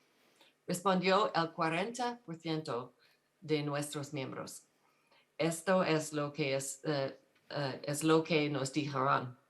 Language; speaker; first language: Spanish; non-native, fluent; English